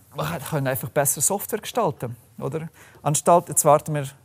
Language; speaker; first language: German; non-native, fluent; English